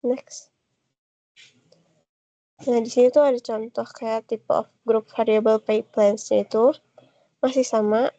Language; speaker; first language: Indonesian; native; Indonesian